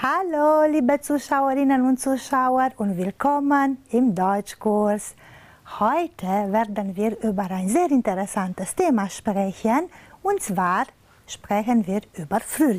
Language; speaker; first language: German; non-native, fluent; Romanian